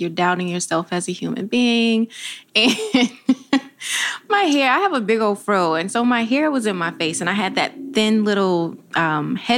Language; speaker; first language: English; native; English